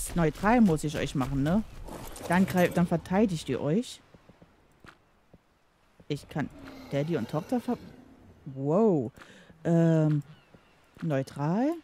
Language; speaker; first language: German; native; German